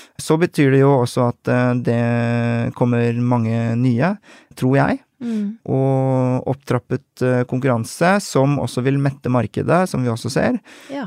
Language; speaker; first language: Norwegian; early bilingual, other home language; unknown